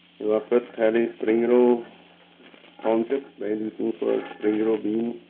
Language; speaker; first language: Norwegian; early bilingual, heritage; Norwegian